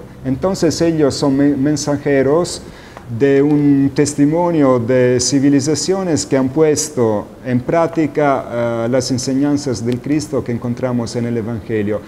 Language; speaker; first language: Spanish; non-native, fluent; Italian